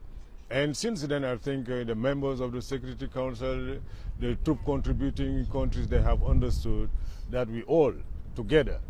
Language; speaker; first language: English; non-native, fluent; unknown